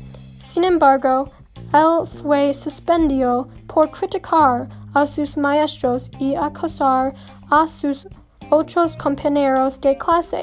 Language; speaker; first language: Spanish; non-native, learner; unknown